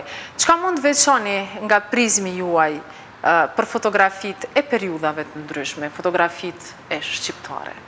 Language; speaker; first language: Albanian; native; Albanian